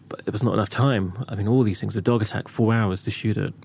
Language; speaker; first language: English; native; English